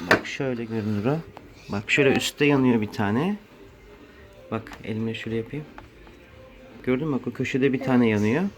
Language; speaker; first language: Turkish; native; Turkish